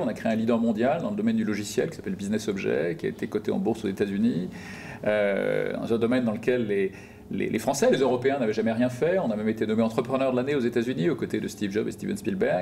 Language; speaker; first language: French; native; French